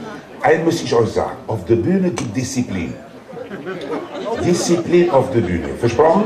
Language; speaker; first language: German; non-native, fluent; Spanish